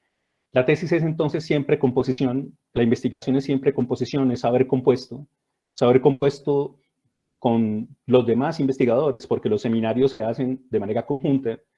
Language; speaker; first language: Spanish; native; Spanish